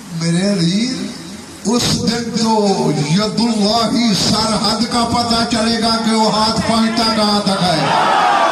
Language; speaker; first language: Urdu; non-native, local second language; Saraiki